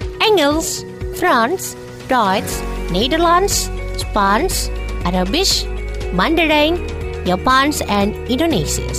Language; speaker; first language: Dutch; non-native, fluent; Indonesian